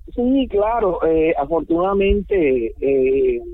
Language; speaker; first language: Spanish; non-native, local second language; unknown